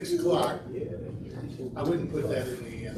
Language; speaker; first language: English; native; English